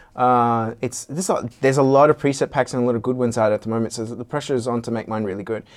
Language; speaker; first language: English; native; English